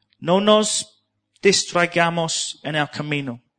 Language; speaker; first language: Spanish; non-native, learner; English